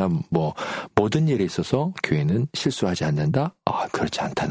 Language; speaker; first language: Korean; native; Korean